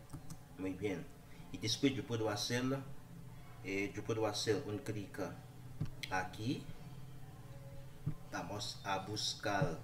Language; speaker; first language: Spanish; non-native, learner; Haitian Creole